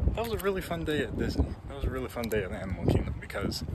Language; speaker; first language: English; native; English